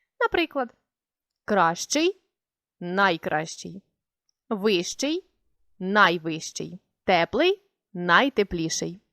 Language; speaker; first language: Ukrainian; native; Ukrainian